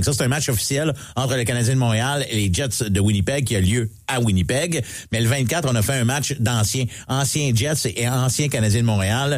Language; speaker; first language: French; native; French